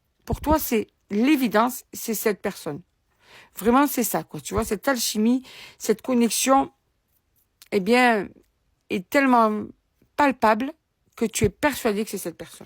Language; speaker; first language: French; native; French